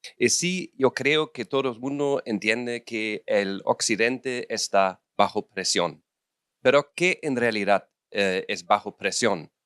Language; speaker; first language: Spanish; non-native, fluent; German